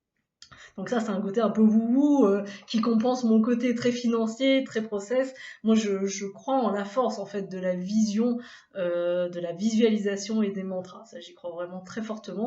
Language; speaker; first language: French; native; French